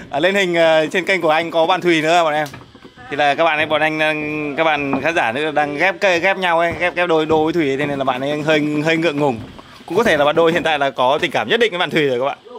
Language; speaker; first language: Vietnamese; non-native, local second language; Hmong